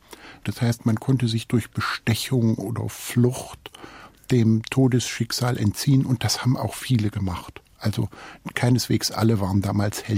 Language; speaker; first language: German; native; German